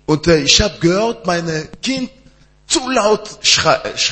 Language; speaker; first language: German; non-native, learner; French